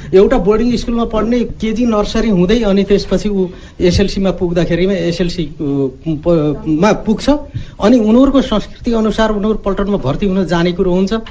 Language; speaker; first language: Nepali; non-native, local second language; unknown